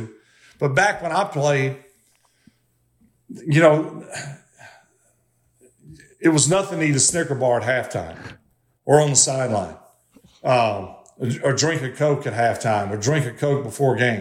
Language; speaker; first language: English; native; English